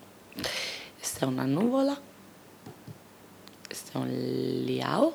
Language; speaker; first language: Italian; non-native, learner; Portuguese